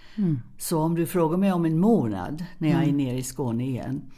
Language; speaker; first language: Swedish; non-native, fluent; English